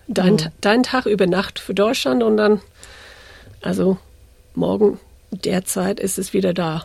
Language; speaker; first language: German; non-native, fluent; English